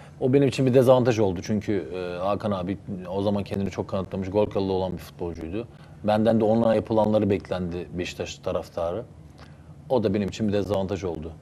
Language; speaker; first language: Turkish; early bilingual, heritage; Turkish